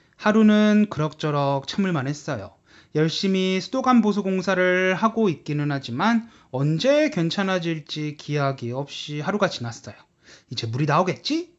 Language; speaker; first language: Korean; native; Korean